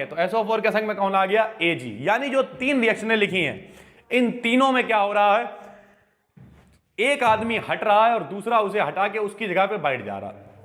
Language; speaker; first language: Hindi; native; Hindi